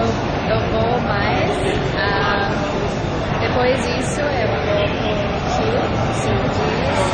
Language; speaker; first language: Portuguese; non-native, learner; English